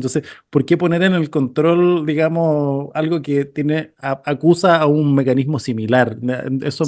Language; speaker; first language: Spanish; native; Spanish